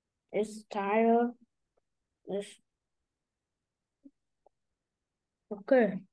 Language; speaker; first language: English; non-native, learner; Vietnamese